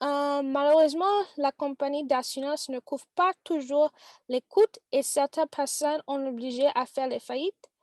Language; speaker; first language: French; non-native, learner; English